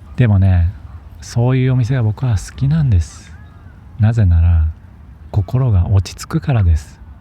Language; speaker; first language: Japanese; native; Japanese